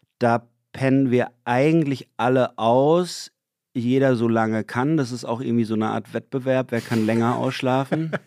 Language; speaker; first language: German; native; German